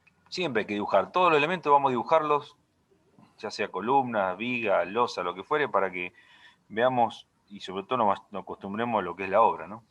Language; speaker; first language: Spanish; native; Spanish